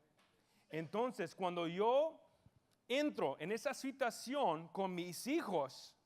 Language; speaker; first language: Spanish; early bilingual, heritage; English